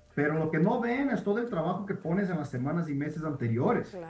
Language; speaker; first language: Spanish; non-native, fluent; Portuguese